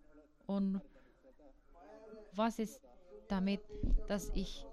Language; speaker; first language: German; non-native, fluent; Finnish